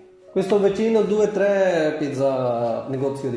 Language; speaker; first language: Italian; non-native, learner; Urdu